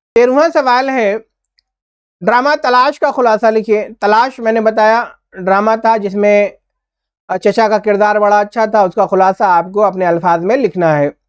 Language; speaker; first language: Urdu; native; Urdu